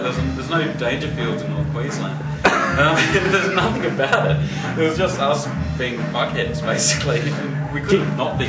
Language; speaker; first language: English; native; English